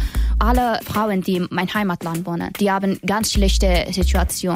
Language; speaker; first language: German; non-native, learner; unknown